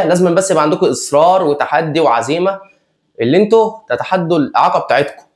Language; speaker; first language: Arabic; native; Arabic